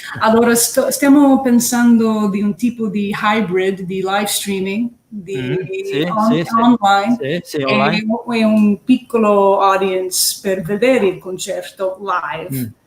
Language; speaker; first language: Italian; early bilingual, heritage; English